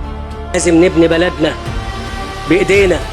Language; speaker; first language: Arabic; native; Arabic